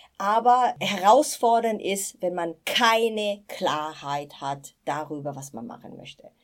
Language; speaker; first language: German; non-native, fluent; Italian